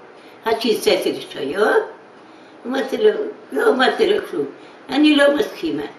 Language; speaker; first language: Hebrew; non-native, fluent; Yiddish